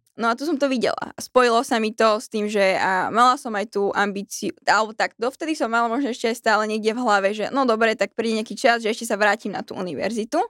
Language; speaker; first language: Slovak; native; Slovak